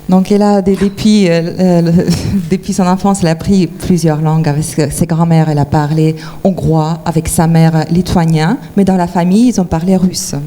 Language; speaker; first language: French; non-native, fluent; Ukrainian